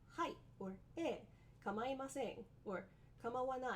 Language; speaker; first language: Japanese; non-native, fluent; English